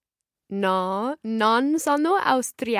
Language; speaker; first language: Italian; non-native, learner; English